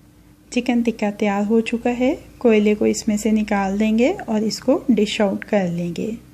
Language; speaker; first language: Urdu; native; Urdu